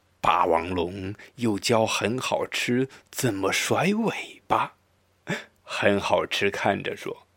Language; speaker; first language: Chinese; native; Chinese